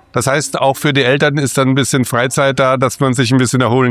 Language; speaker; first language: German; native; German